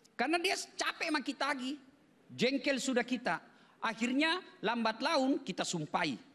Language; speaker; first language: Indonesian; native; Indonesian